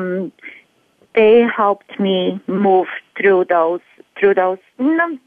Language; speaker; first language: English; non-native, fluent; Polish